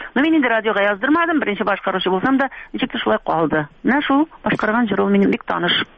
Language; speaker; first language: Tatar; native; Tatar